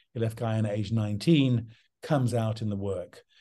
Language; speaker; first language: English; native; English